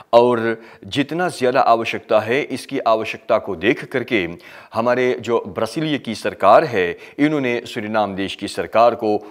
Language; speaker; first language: Hindi; early bilingual, heritage; Hindi